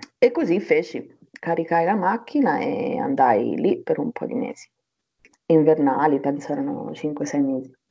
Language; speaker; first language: Italian; early bilingual, other home language; German